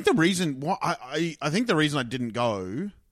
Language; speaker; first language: English; native; English